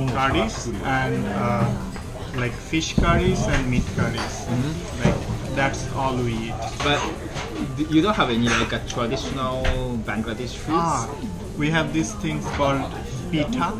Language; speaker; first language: English; non-native, local second language; Bangla